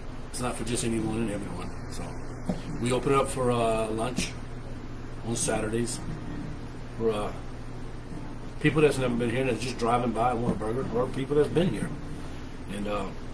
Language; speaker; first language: English; native; English